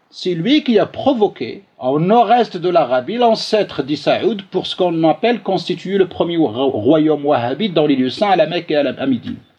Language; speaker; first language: French; non-native, local second language; Arabic